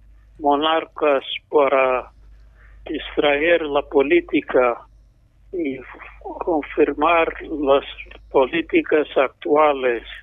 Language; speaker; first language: Spanish; non-native, fluent; English